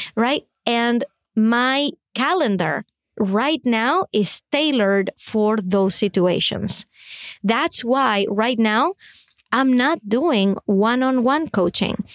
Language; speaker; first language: English; non-native, fluent; Spanish